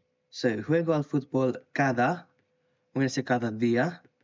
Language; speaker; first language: Spanish; non-native, learner; English